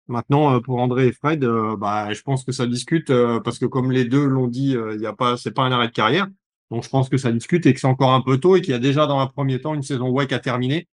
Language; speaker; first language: French; native; French